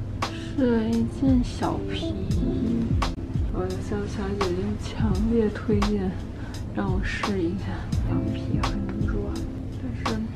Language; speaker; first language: Chinese; native; Chinese